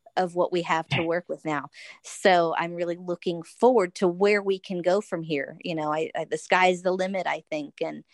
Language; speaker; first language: English; native; English